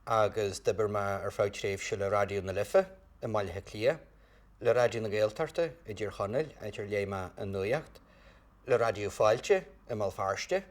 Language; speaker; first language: Irish; native; Irish